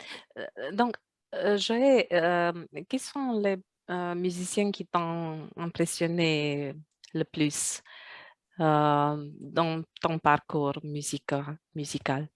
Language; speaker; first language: French; non-native, fluent; Romanian